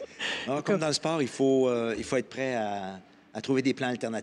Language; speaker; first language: French; native; French